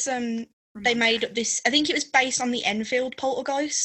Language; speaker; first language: English; native; English